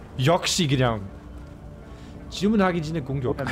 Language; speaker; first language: Korean; non-native, learner; German